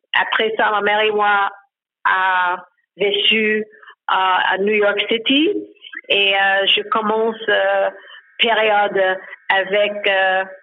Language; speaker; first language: French; non-native, learner; English